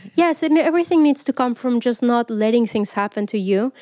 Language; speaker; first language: English; non-native, fluent; Spanish